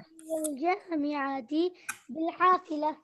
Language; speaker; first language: Arabic; non-native, learner; English